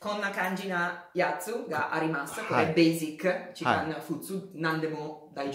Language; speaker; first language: Japanese; non-native, learner; Italian